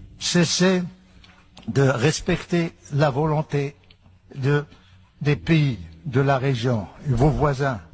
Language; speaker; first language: French; non-native, local second language; Arabic